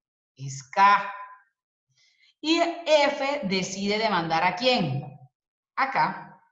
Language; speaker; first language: Spanish; native; Spanish